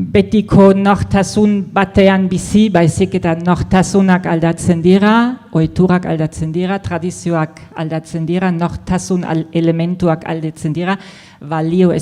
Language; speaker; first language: Basque; non-native, fluent; German